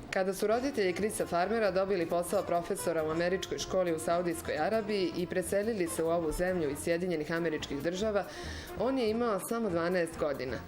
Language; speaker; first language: Serbian; native; Serbian